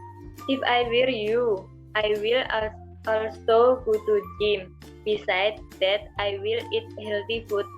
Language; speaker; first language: English; non-native, learner; Indonesian